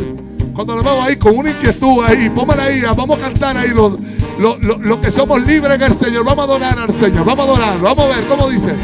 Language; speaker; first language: Spanish; native; Spanish